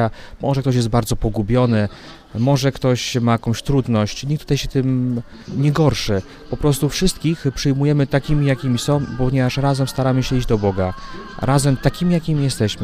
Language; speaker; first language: Polish; native; Polish